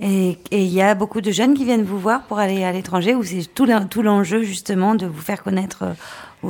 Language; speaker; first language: French; native; French